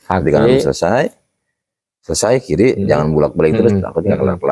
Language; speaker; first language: Indonesian; native; Indonesian